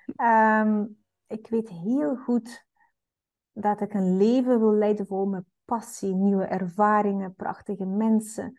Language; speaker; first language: Dutch; non-native, fluent; Russian